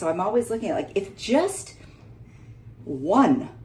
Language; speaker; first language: English; native; English